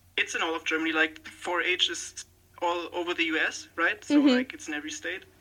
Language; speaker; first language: English; non-native, fluent; German